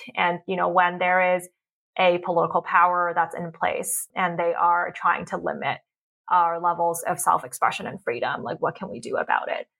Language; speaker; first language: English; early bilingual, other home language; Cantonese